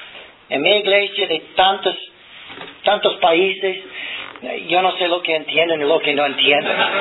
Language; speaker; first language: Spanish; non-native, fluent; English